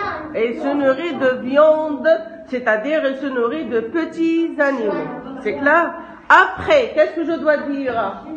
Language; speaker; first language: French; non-native, local second language; Arabic